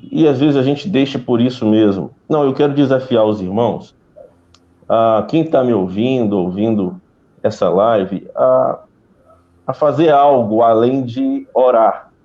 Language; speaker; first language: Portuguese; native; Portuguese